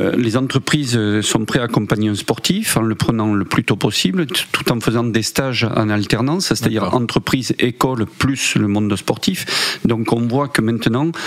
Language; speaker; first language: French; native; French